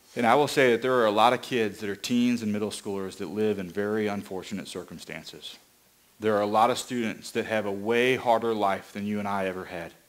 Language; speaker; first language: English; native; English